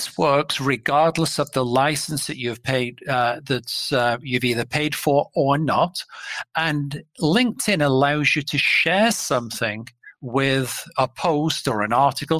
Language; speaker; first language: English; native; English